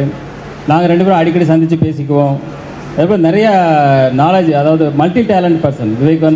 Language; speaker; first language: Tamil; native; Tamil